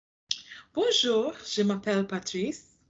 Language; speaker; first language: French; non-native, learner; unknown